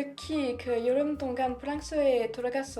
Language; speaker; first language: Korean; non-native, learner; French